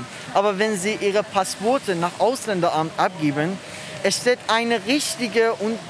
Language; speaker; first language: German; non-native, learner; Persian